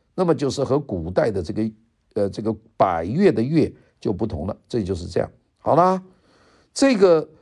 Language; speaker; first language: Chinese; non-native, local second language; Cantonese